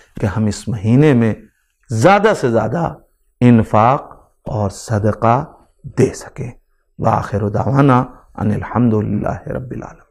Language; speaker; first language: Hindi; native; Hindi